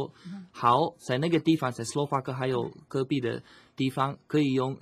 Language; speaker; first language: Chinese; non-native, learner; Slovak